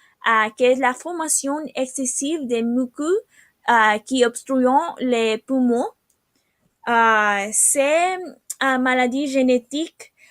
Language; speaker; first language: French; non-native, learner; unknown